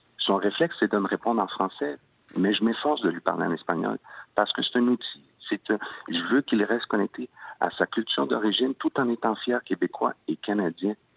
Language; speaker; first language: French; early bilingual, other home language; Spanish